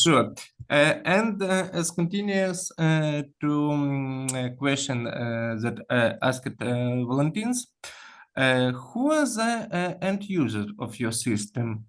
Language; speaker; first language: English; non-native, learner; Ukrainian